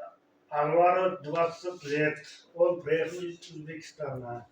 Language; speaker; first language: Russian; non-native, learner; Uzbek